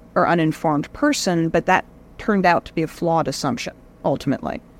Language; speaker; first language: English; native; English